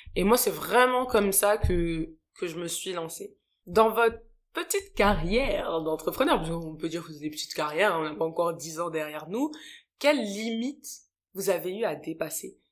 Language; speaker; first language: French; native; French